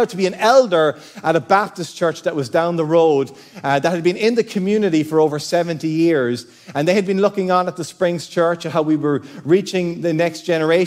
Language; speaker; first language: English; native; English